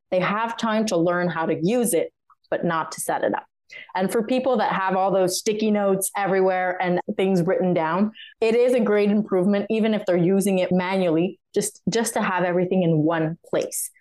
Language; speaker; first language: English; non-native, fluent; French